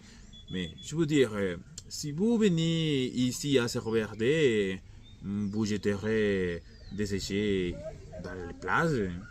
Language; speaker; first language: French; non-native, learner; Spanish